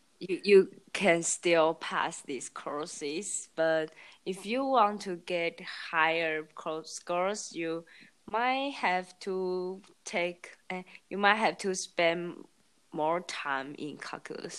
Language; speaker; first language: English; non-native, learner; Chinese